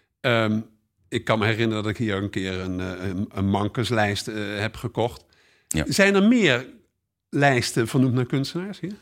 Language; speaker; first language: Dutch; native; Dutch